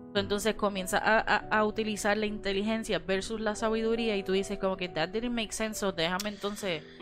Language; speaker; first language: Spanish; native; Spanish